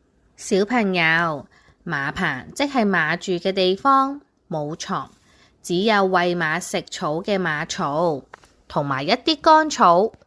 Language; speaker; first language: Chinese; native; Chinese